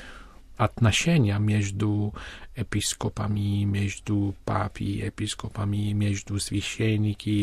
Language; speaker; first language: Russian; non-native, fluent; Armenian